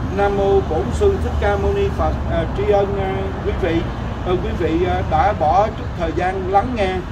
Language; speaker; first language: Vietnamese; native; Vietnamese